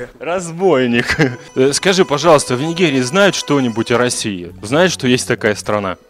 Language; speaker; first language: Russian; native; Russian